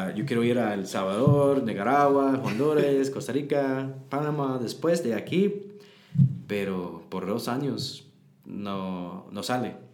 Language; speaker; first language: Spanish; non-native, learner; English